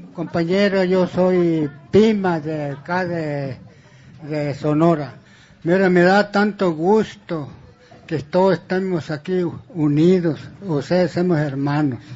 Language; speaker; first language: Spanish; native; Spanish